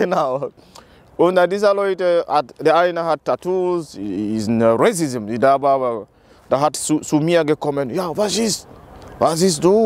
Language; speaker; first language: German; non-native, learner; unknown